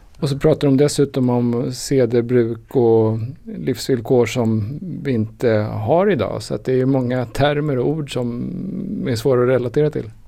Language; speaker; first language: Swedish; native; Swedish